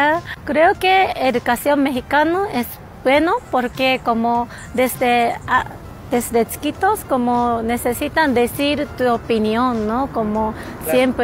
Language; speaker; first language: Spanish; non-native, learner; Japanese